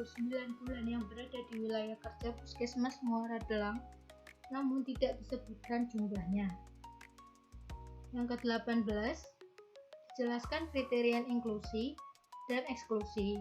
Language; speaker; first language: Indonesian; native; Indonesian